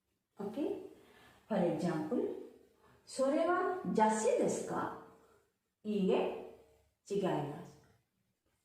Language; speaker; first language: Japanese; non-native, fluent; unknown